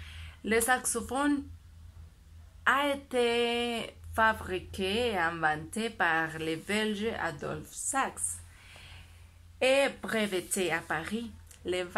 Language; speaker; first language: French; non-native, learner; Spanish